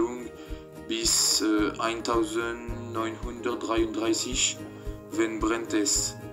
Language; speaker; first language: German; non-native, learner; French